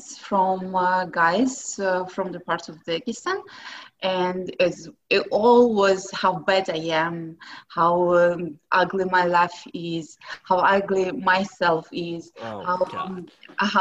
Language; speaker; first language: English; non-native, fluent; Russian